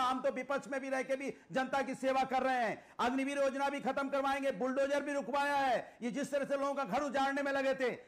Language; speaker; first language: Hindi; native; Hindi